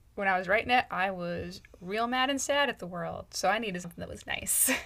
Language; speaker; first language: English; native; English